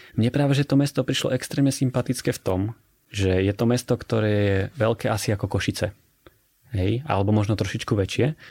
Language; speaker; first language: Slovak; native; Slovak